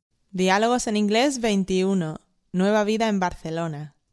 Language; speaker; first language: Spanish; native; Spanish